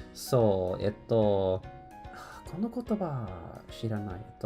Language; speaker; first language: Japanese; non-native, learner; English